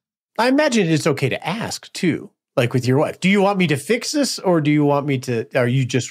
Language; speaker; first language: English; native; English